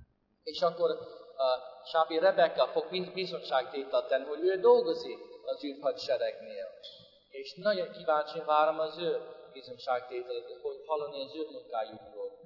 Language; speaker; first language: Hungarian; non-native, fluent; English